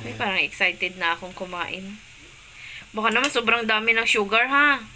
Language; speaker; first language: Filipino; non-native, local second language; Cebuano